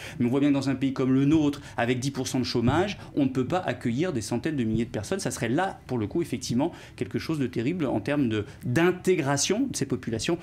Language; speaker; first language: French; native; French